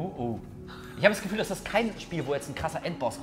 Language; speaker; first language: German; native; German